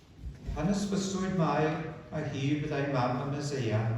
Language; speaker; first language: Welsh; native; Welsh